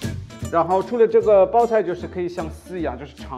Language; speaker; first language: Chinese; non-native, fluent; German